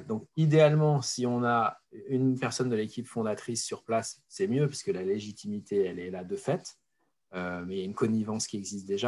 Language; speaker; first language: French; native; French